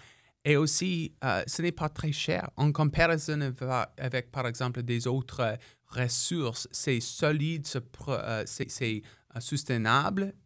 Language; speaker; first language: French; non-native, local second language; English